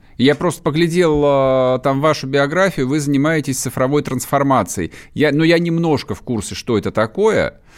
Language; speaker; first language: Russian; native; Russian